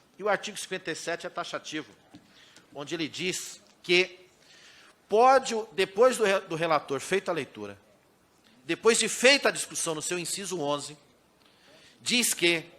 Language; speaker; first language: Portuguese; native; Portuguese